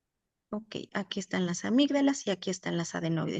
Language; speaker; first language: Spanish; native; Spanish